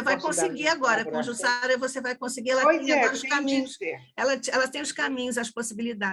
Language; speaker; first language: Portuguese; native; Portuguese